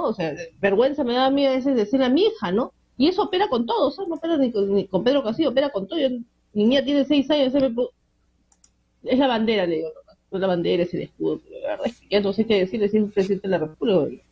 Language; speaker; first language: Spanish; native; Spanish